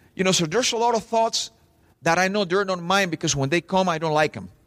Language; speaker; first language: English; non-native, fluent; Spanish